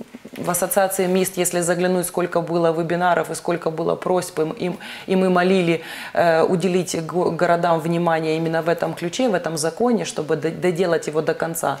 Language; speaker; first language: Russian; native; Russian